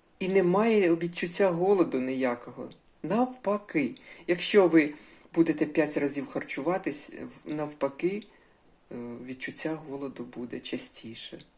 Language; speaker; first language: Ukrainian; native; Ukrainian